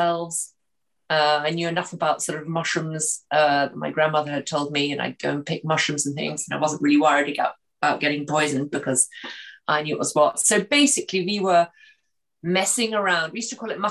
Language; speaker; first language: English; native; English